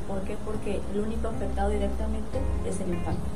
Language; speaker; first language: Spanish; native; Spanish